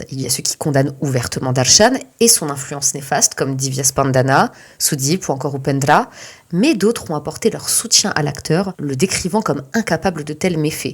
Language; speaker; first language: French; native; French